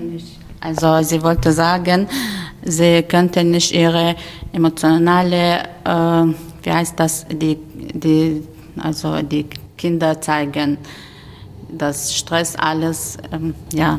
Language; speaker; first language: German; non-native, fluent; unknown